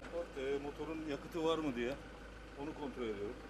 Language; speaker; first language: Turkish; native; Turkish